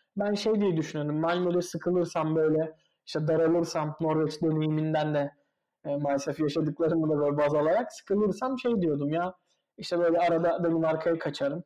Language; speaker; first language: Turkish; native; Turkish